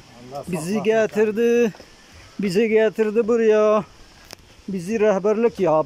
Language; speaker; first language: Turkish; non-native, learner; Pashto